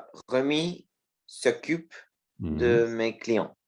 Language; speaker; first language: French; non-native, learner; Spanish